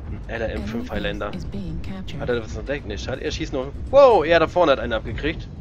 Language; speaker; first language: German; native; German